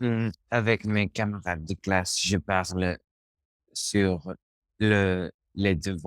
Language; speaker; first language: French; non-native, learner; Spanish